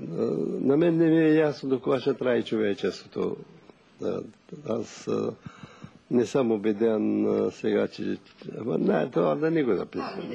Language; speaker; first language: Bulgarian; native; Bulgarian